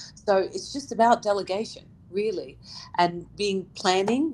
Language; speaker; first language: English; early bilingual, other home language; Arabic